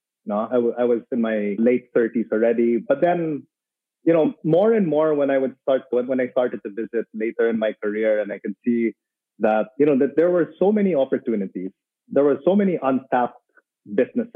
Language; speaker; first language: English; non-native, local second language; Filipino